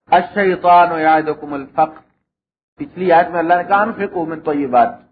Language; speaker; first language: Urdu; non-native, local second language; Punjabi